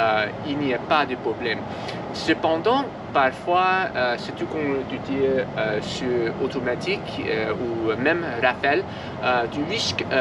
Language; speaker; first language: French; non-native, learner; English